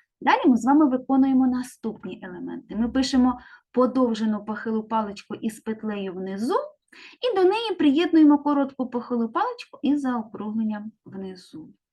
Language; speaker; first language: Ukrainian; native; Ukrainian